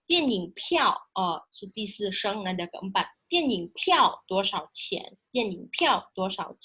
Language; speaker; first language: Chinese; non-native, fluent; Indonesian